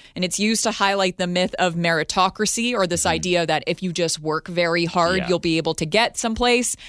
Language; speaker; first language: English; native; English